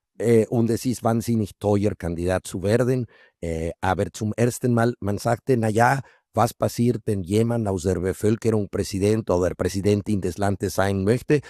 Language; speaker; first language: German; non-native, fluent; Spanish